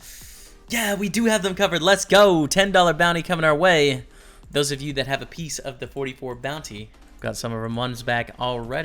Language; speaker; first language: English; native; English